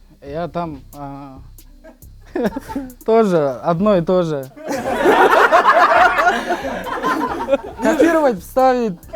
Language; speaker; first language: Russian; non-native, local second language; Kazakh